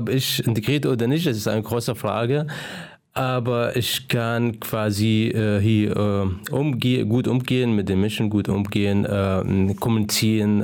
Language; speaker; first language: German; non-native, fluent; Arabic